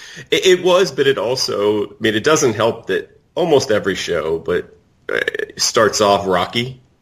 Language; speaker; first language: English; native; English